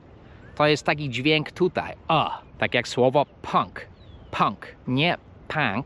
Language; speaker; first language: Polish; non-native, fluent; English